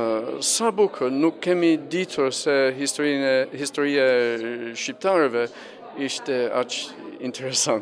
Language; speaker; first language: Albanian; non-native, fluent; English